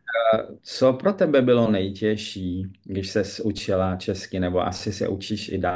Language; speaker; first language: Czech; early bilingual, heritage; French